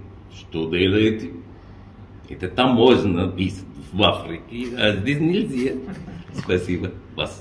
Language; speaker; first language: Russian; non-native, learner; Arabic